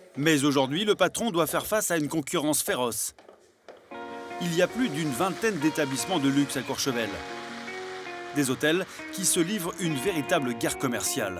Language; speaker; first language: French; native; French